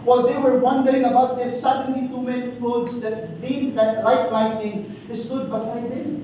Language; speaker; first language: English; non-native, local second language; Filipino